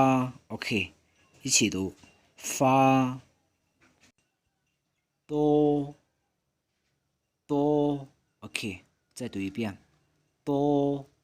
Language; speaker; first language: Chinese; non-native, fluent; Hmong